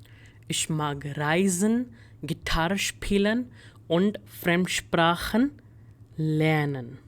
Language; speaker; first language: German; non-native, fluent; Hindi